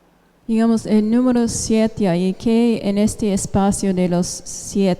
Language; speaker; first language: Spanish; non-native, fluent; English